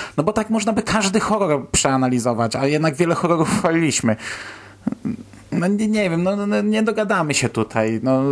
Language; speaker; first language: Polish; native; Polish